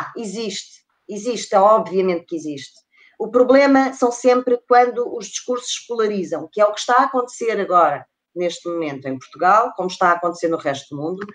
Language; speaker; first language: Portuguese; native; Portuguese